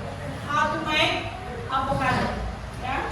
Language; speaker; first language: English; non-native, learner; Indonesian